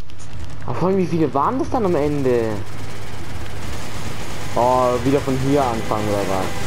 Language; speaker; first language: German; native; German